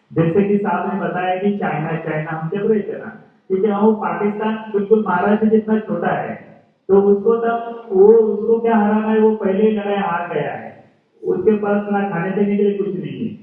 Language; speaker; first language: Hindi; non-native, local second language; Marathi